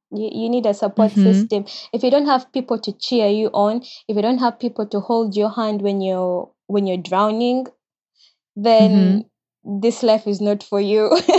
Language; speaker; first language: English; non-native, local second language; Ganda